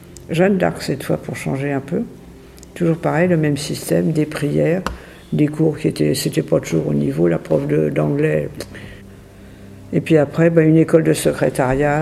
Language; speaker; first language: French; native; French